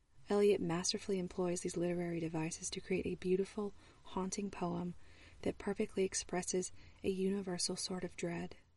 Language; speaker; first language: English; native; English